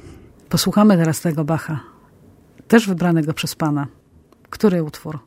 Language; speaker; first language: Polish; native; Polish